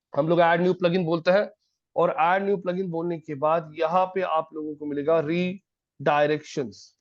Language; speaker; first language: Hindi; non-native, local second language; Marathi